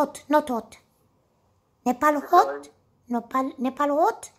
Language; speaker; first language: English; non-native, learner; Amharic